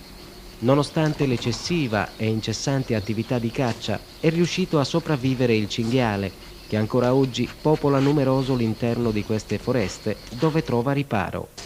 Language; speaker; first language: Italian; native; Italian